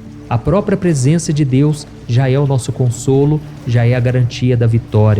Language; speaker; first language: Portuguese; native; Portuguese